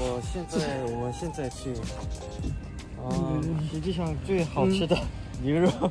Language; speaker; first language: Chinese; non-native, learner; Korean